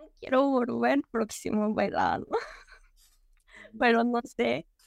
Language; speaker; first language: Spanish; non-native, learner; Japanese